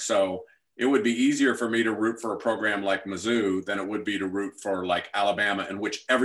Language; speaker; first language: English; native; English